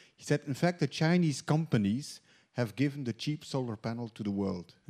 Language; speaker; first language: English; non-native, fluent; Dutch